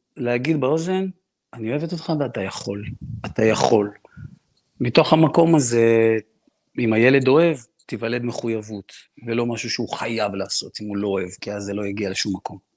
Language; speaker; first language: Hebrew; early bilingual, other home language; Russian